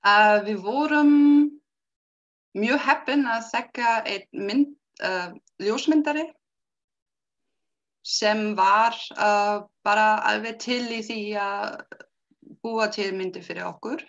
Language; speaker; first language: Icelandic; non-native, learner; German